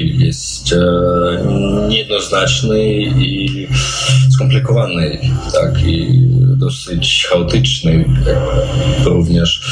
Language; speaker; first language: Polish; non-native, fluent; Russian